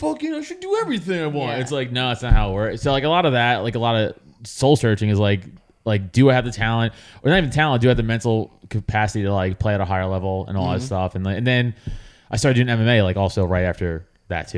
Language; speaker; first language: English; native; English